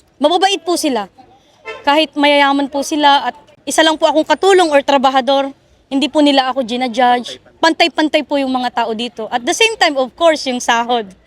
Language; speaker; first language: Filipino; native; Filipino